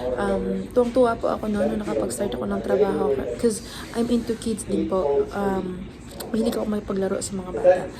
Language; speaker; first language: Filipino; native; Filipino